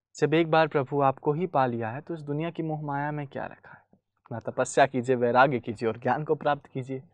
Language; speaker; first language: Hindi; native; Hindi